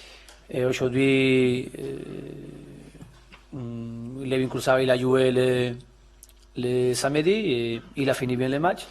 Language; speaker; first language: French; non-native, learner; Spanish